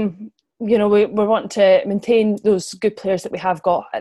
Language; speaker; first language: English; native; English